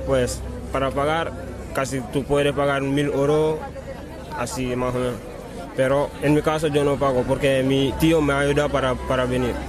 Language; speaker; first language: Spanish; non-native, learner; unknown